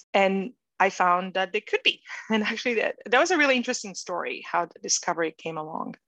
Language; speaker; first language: English; non-native, fluent; Hebrew